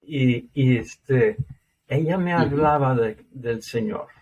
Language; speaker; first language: Spanish; non-native, fluent; English